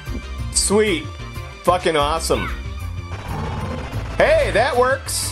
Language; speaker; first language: English; native; English